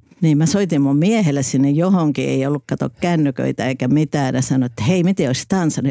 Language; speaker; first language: Finnish; native; Finnish